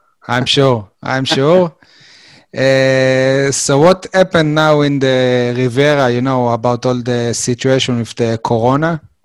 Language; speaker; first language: English; non-native, learner; Hebrew